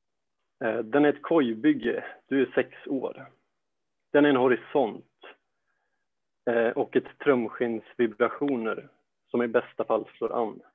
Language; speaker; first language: Swedish; native; Swedish